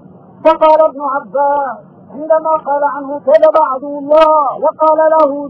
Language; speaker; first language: Arabic; native; Arabic